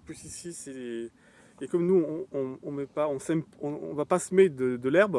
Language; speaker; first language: French; native; French